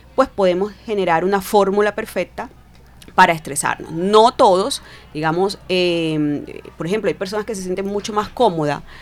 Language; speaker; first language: Spanish; native; Spanish